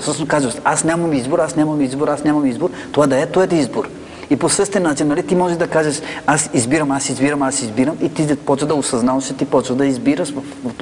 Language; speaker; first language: Bulgarian; non-native, fluent; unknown